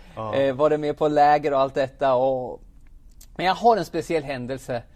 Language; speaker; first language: Swedish; native; Swedish